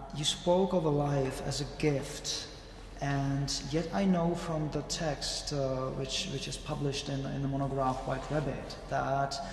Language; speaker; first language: English; non-native, fluent; Czech